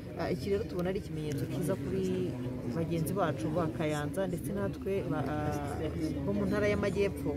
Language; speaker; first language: Kinyarwanda; native; Kinyarwanda